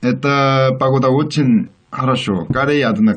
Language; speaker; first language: Russian; non-native, learner; Korean